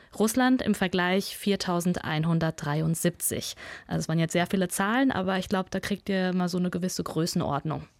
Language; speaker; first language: German; early bilingual, other home language; Russian